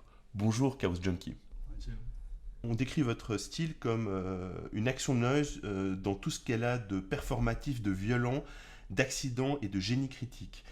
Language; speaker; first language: French; native; French